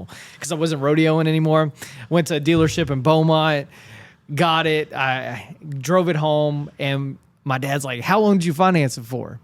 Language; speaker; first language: English; native; English